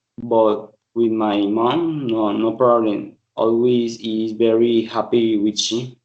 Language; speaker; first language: English; non-native, learner; Spanish